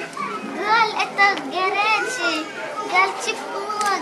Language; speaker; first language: Russian; early bilingual, heritage; Arabic